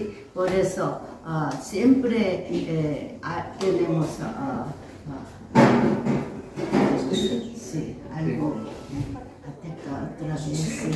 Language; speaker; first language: Spanish; non-native, learner; Korean